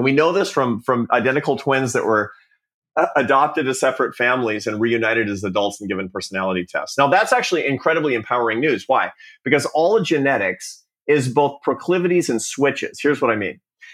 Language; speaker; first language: English; native; English